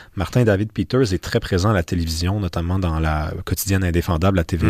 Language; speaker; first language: French; native; French